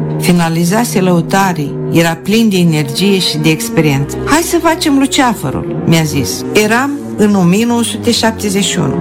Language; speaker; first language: Romanian; non-native, local second language; Russian